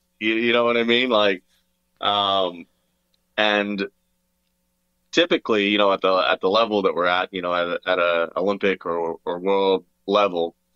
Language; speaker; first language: English; native; English